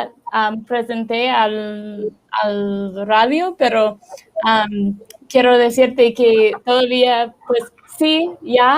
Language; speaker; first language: Spanish; non-native, learner; English